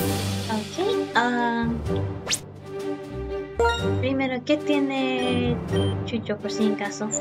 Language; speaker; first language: Spanish; early bilingual, heritage; Spanish